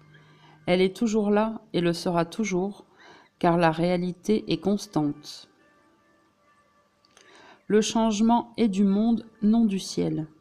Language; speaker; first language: French; native; French